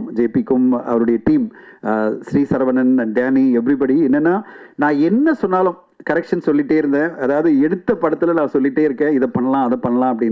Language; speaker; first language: Tamil; native; Tamil